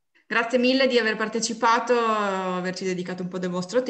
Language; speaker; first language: Italian; native; Italian